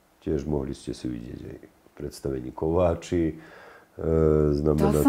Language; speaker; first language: Slovak; native; Slovak